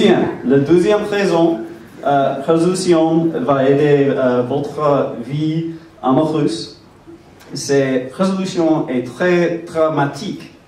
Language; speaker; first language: French; non-native, learner; English